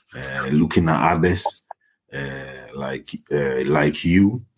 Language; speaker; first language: English; non-native, local second language; Akan